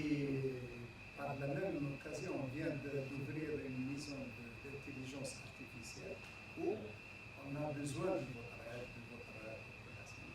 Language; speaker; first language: French; non-native, local second language; Arabic